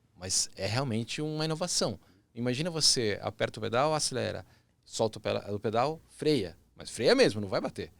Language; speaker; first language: Portuguese; early bilingual, other home language; Spanish